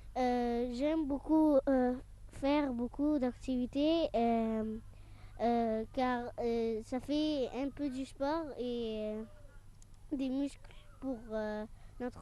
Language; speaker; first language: French; non-native, fluent; Arabic